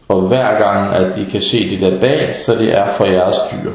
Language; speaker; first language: Danish; early bilingual, other home language; Arabic